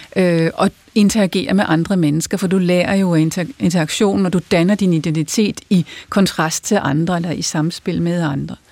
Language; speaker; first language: Danish; early bilingual, other home language; German